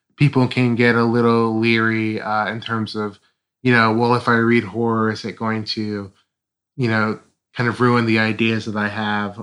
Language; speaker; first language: English; native; English